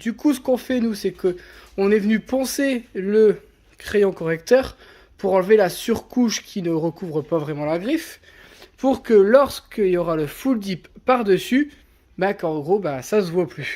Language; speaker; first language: French; native; French